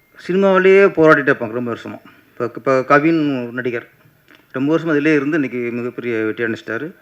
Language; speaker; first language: Tamil; native; Tamil